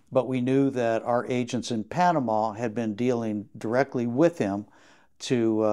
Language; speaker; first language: English; native; English